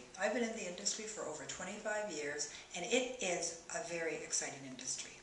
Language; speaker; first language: English; native; English